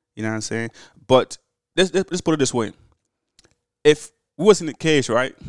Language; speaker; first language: English; early bilingual, other home language; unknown